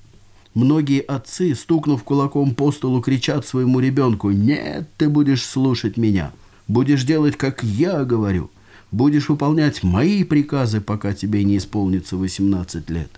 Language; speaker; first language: Russian; native; Russian